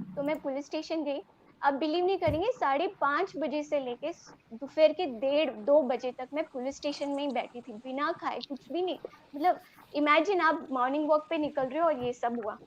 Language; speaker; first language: Hindi; non-native, local second language; Telugu